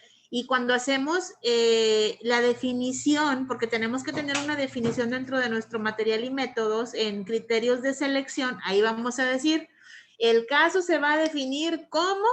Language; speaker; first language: Spanish; native; Spanish